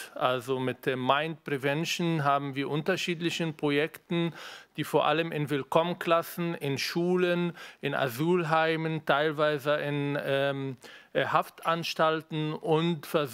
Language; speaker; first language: German; non-native, fluent; Arabic